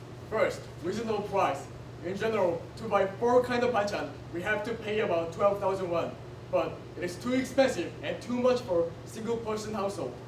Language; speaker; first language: English; non-native, learner; Korean